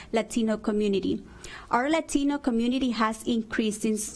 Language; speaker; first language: English; non-native, fluent; Spanish